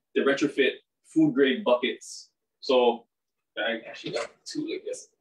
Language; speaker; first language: English; native; English